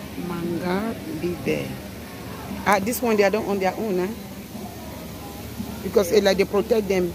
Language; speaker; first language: English; non-native, learner; French